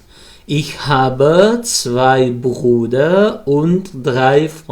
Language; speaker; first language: German; non-native, fluent; Pashto